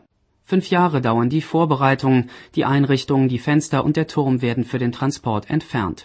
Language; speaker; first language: German; native; German